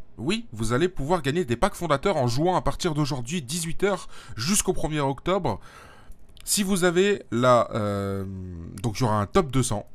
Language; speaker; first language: French; native; French